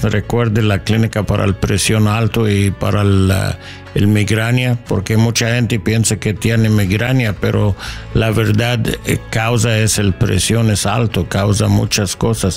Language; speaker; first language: Spanish; non-native, learner; English